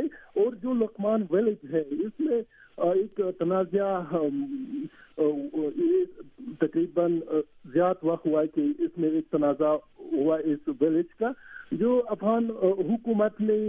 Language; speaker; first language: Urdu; non-native, learner; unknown